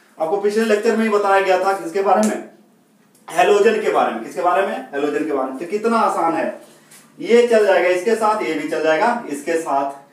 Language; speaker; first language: Hindi; native; Hindi